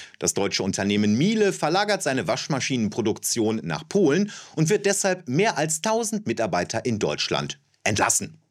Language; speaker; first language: German; native; German